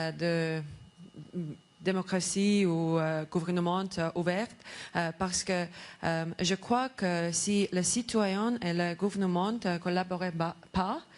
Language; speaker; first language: French; non-native, learner; Estonian